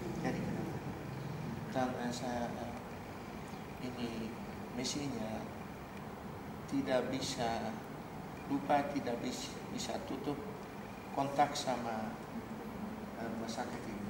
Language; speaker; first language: Indonesian; early bilingual, heritage; Dutch